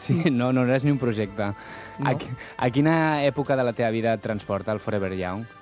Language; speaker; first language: Catalan; native; Catalan